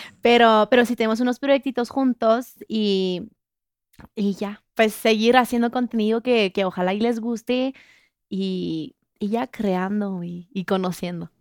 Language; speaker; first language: Spanish; non-native, fluent; French